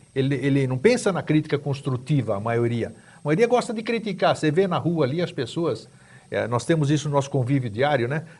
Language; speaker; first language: Portuguese; native; Portuguese